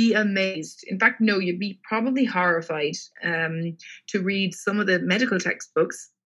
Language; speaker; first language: English; native; English